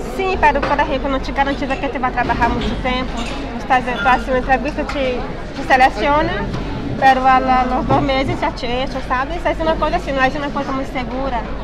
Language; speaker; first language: Spanish; non-native, fluent; Portuguese